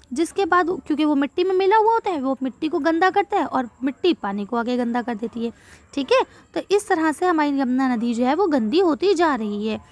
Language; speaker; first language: Hindi; native; Hindi